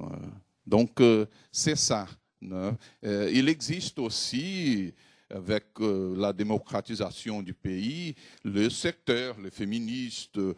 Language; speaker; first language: French; non-native, fluent; Portuguese